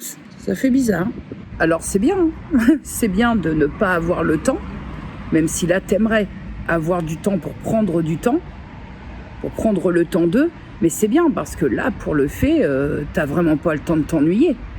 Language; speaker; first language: French; native; French